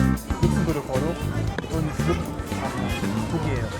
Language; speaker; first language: Korean; non-native, fluent; Luxembourgish